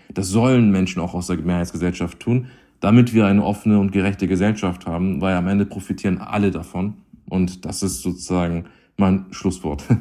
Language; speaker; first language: German; native; German